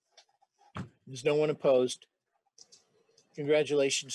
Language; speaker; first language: English; native; English